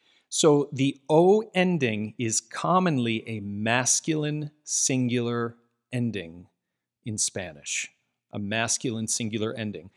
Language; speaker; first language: English; native; English